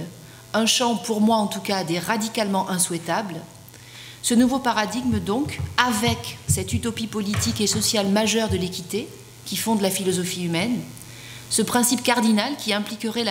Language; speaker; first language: French; native; French